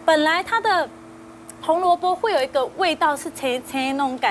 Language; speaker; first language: Chinese; native; Chinese